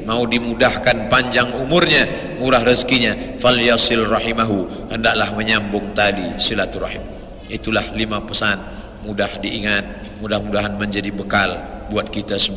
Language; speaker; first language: Indonesian; native; Indonesian